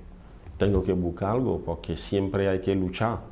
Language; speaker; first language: Spanish; non-native, learner; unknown